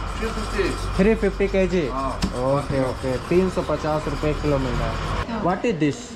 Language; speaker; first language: Hindi; native; Hindi